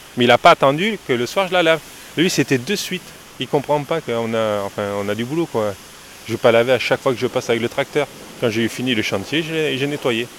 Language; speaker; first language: French; native; French